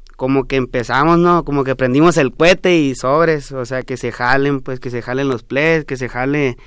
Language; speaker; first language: Spanish; non-native, local second language; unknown